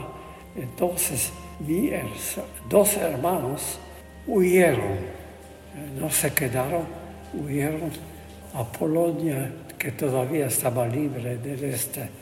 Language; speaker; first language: Spanish; non-native, fluent; Polish